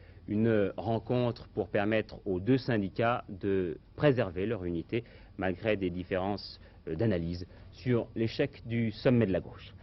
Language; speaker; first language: French; native; French